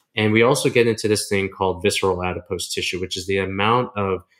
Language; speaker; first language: English; native; English